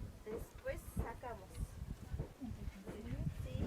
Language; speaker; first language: Spanish; non-native, local second language; Quechua